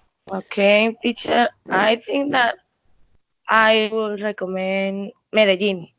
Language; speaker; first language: English; non-native, learner; Spanish